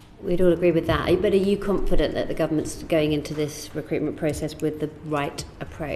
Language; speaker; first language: English; native; English